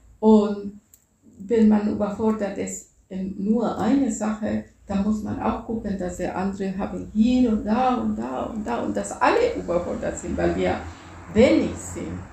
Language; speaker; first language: German; non-native, fluent; Spanish